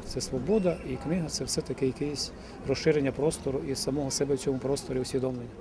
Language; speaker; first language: Ukrainian; native; Ukrainian